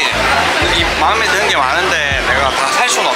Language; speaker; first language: Korean; native; Korean